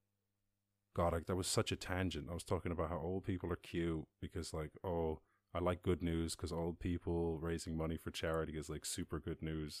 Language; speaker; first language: English; native; English